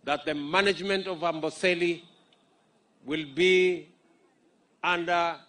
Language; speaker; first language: English; non-native, local second language; Kalenjin